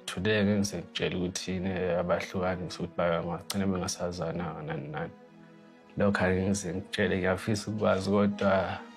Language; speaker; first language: Zulu; native; Zulu